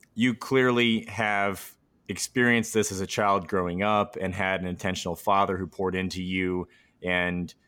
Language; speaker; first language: English; native; English